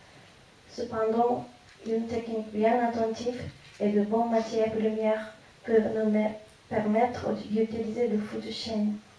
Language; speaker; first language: French; non-native, fluent; Japanese